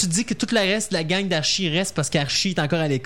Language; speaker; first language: French; native; French